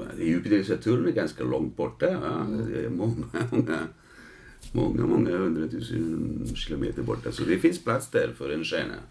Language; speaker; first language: Swedish; non-native, fluent; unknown